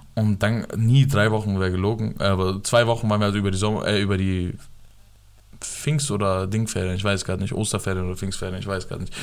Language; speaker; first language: German; early bilingual, other home language; Persian